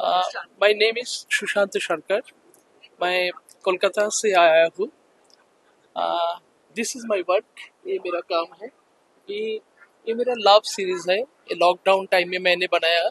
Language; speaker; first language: Hindi; non-native, local second language; Bangla